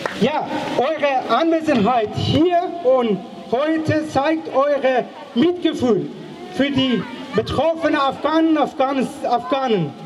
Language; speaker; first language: German; non-native, fluent; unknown